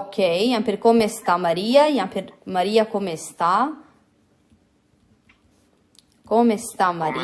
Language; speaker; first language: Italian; non-native, fluent; Urdu